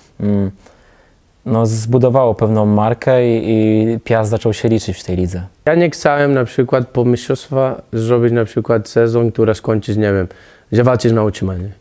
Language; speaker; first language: Polish; non-native, learner; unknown